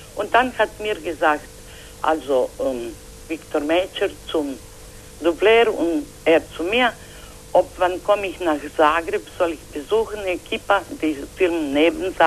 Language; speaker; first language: German; non-native, fluent; Croatian